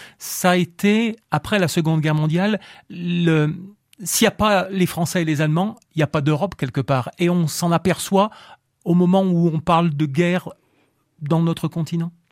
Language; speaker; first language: French; native; French